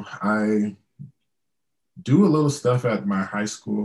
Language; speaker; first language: English; native; English